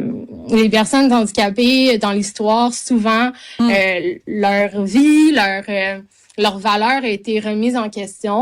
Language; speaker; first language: French; native; French